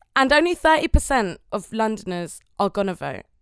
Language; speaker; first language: English; native; English